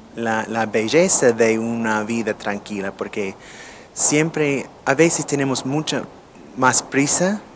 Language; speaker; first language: Spanish; non-native, fluent; English